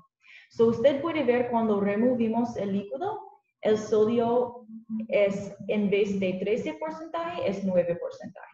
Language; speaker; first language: Spanish; non-native, learner; English